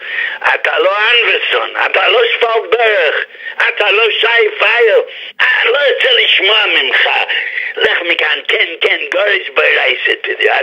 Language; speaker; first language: Hebrew; non-native, fluent; English